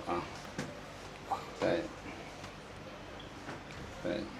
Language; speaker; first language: Chinese; native; Chinese